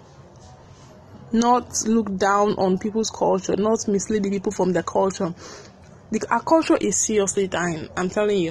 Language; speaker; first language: English; non-native, local second language; Krio